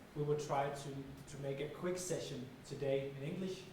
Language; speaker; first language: English; non-native, fluent; Danish